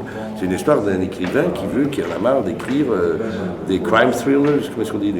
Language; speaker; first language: French; non-native, fluent; Portuguese